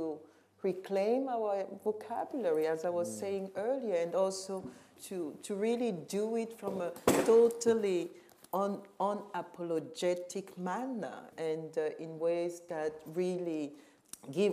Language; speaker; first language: English; non-native, local second language; French